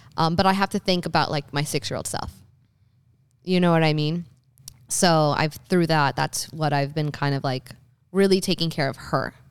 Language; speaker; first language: English; native; English